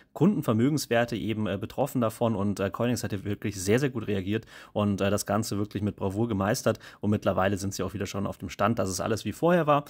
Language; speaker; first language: German; native; German